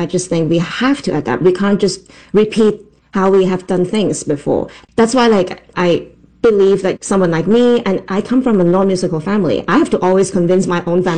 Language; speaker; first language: English; non-native, local second language; Cantonese